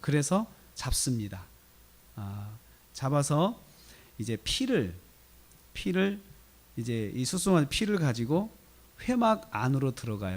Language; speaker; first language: Korean; native; Korean